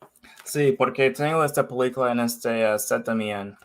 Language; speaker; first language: Spanish; non-native, fluent; English